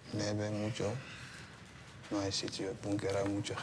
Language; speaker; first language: Spanish; non-native, learner; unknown